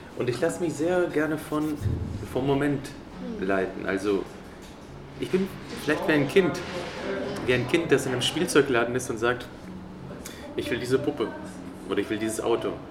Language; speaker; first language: German; non-native, fluent; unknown